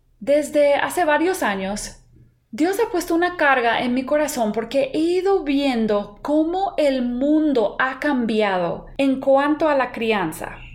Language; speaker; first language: Spanish; non-native, fluent; English